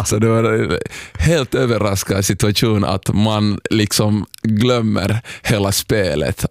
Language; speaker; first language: Swedish; non-native, local second language; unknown